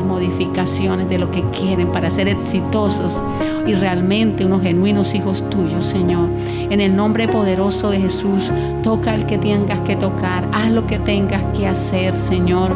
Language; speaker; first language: Spanish; native; Spanish